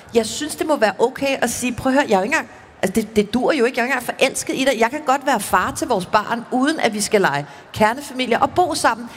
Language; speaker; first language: Danish; native; Danish